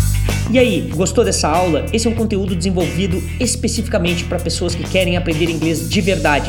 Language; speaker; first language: Portuguese; native; Portuguese